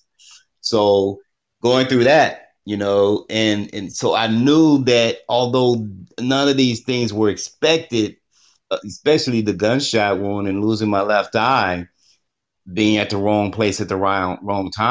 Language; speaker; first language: English; native; English